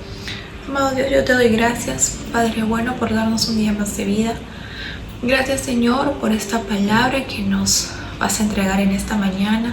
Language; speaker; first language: Spanish; native; Spanish